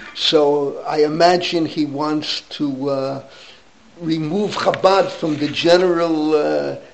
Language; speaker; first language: English; native; English